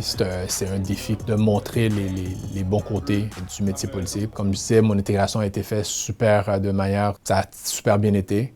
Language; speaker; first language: French; early bilingual, other home language; Haitian Creole